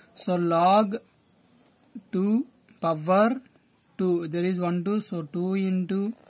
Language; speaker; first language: English; non-native, local second language; Telugu